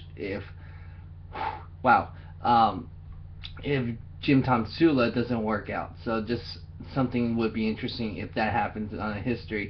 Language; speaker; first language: English; native; English